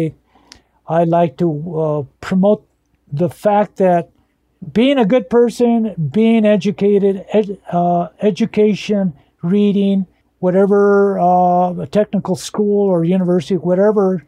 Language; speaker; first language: English; early bilingual, other home language; Spanish